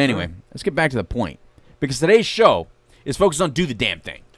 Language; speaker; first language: English; native; English